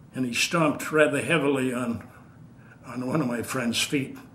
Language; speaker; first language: English; native; English